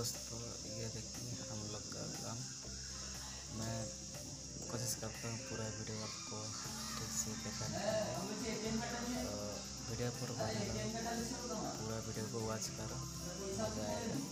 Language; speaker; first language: Hindi; non-native, local second language; Odia